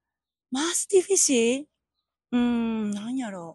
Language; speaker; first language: Spanish; non-native, learner; Japanese